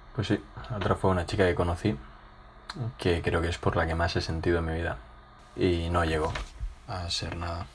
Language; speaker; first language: Spanish; native; Spanish